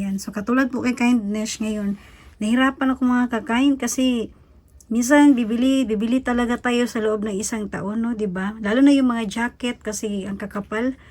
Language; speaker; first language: Filipino; native; Filipino